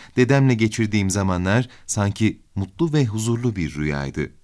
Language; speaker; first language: Turkish; native; Turkish